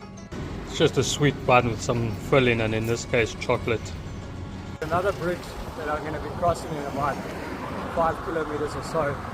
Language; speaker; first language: English; native; English